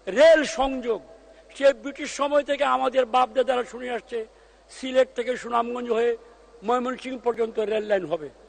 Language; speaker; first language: Bangla; native; Bangla